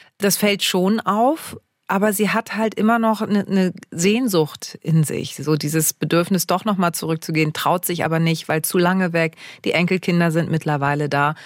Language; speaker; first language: German; native; German